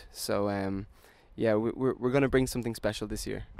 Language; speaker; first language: English; native; English